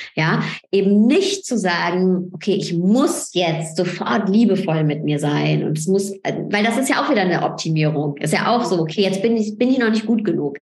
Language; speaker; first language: German; early bilingual, other home language; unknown